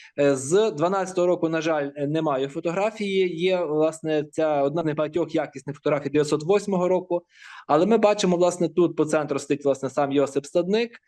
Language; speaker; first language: Ukrainian; native; Ukrainian